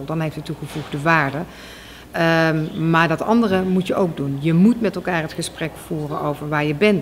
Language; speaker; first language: Dutch; native; Dutch